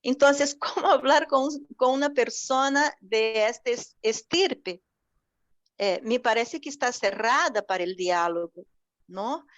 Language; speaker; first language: Spanish; non-native, fluent; Portuguese